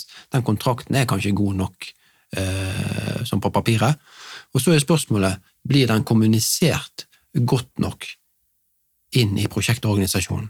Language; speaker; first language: Norwegian; native; Norwegian